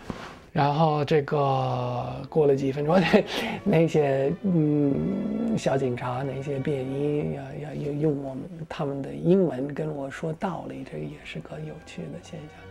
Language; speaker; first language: Chinese; non-native, fluent; English